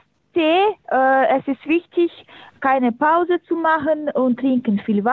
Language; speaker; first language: German; non-native, learner; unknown